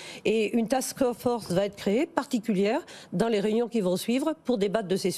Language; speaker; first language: French; native; French